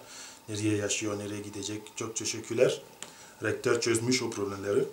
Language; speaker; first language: Turkish; non-native, learner; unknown